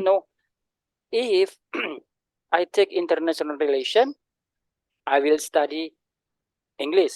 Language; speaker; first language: English; non-native, learner; Indonesian